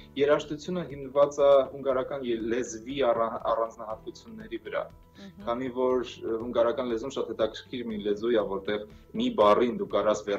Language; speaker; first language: Armenian; native; Armenian